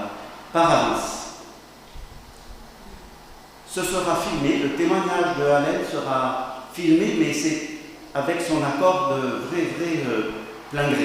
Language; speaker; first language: French; native; French